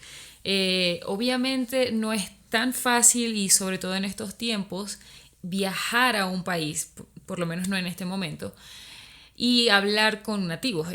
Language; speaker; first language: Spanish; native; Spanish